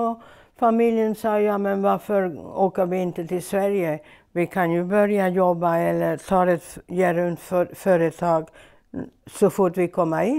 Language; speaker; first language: Swedish; non-native, fluent; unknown